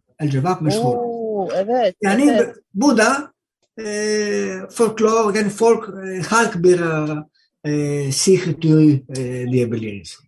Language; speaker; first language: Turkish; non-native, learner; Greek